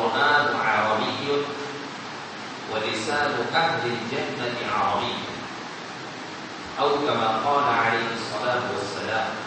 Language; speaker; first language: Arabic; non-native, fluent; Urdu